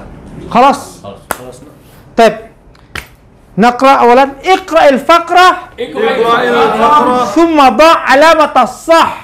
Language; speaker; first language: Arabic; non-native, fluent; Indonesian